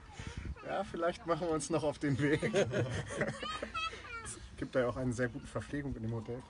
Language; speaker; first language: German; native; German